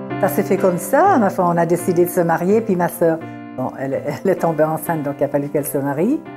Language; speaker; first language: French; early bilingual, other home language; Italian